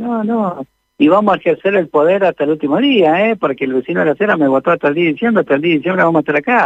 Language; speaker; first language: Spanish; native; Spanish